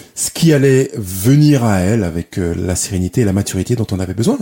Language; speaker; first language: French; native; French